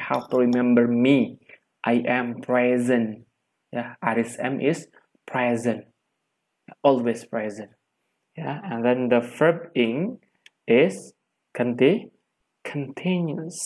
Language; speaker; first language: English; non-native, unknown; Indonesian